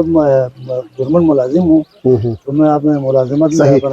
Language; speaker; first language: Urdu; non-native, local second language; Shina